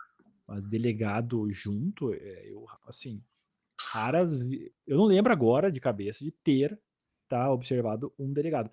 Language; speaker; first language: Portuguese; native; Portuguese